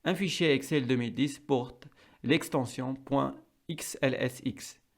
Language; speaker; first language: French; non-native, local second language; Arabic